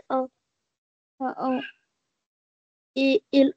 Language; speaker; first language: French; non-native, learner; Arabic